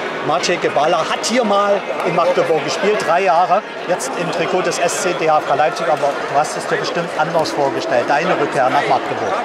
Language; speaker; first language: German; native; German